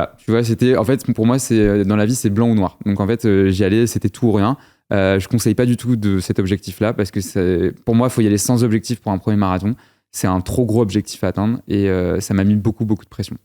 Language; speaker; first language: French; native; French